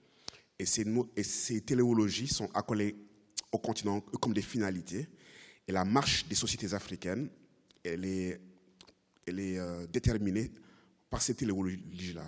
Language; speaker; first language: French; native; French